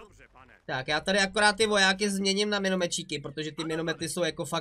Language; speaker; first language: Czech; native; Czech